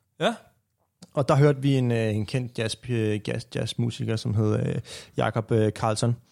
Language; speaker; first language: Danish; native; Danish